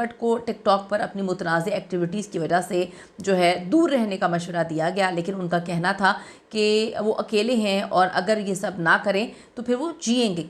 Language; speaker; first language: Urdu; native; Urdu